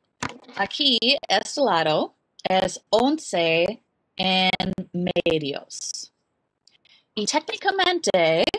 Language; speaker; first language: Spanish; non-native, learner; English